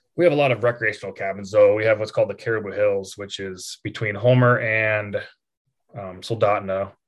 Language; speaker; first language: English; native; English